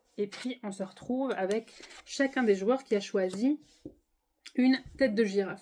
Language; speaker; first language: French; native; French